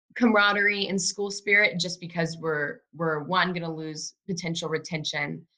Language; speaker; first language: English; native; English